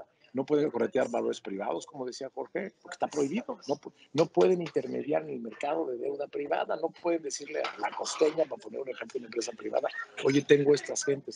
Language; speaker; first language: Spanish; native; Spanish